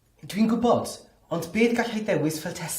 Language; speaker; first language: Welsh; non-native, learner; English